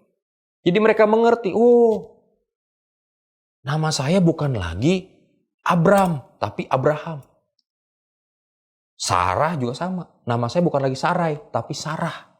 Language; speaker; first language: Indonesian; native; Indonesian